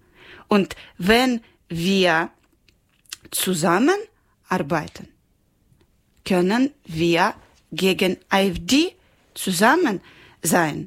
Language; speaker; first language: German; non-native, learner; Ukrainian